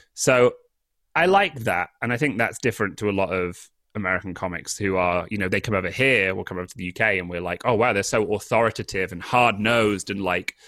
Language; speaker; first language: English; native; English